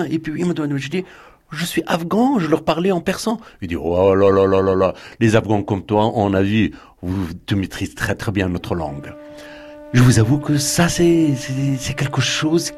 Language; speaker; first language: French; non-native, fluent; Persian